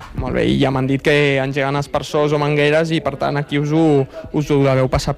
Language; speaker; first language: Catalan; native; Catalan